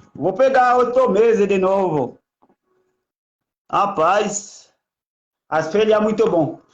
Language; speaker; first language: Portuguese; non-native, learner; Haitian Creole